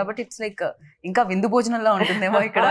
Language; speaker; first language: Telugu; native; Telugu